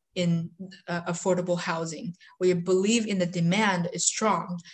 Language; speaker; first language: English; non-native, fluent; Chinese